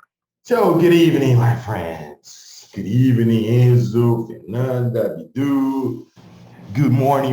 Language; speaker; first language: English; non-native, fluent; Portuguese